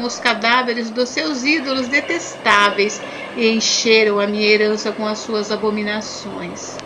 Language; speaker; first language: Portuguese; native; Portuguese